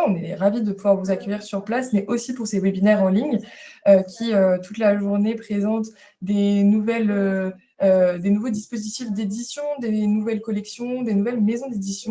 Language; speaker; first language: French; native; French